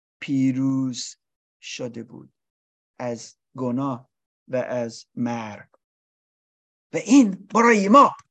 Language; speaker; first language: Persian; non-native, learner; English